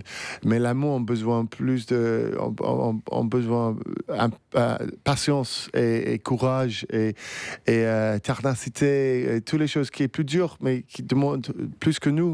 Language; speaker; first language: French; non-native, fluent; English